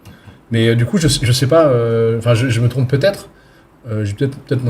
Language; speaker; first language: French; native; French